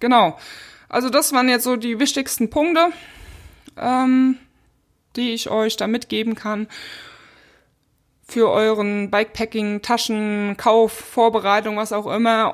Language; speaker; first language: German; native; German